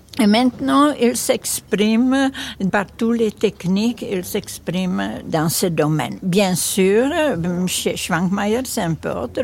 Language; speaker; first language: French; non-native, fluent; Czech